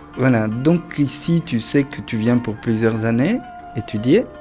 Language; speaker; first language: French; native; French